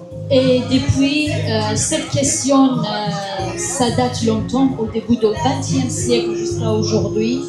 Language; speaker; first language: French; non-native, fluent; Kurdish